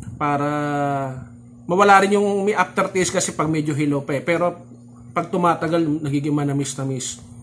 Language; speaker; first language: Filipino; native; Filipino